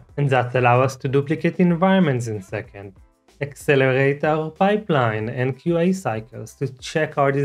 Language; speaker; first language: English; non-native, fluent; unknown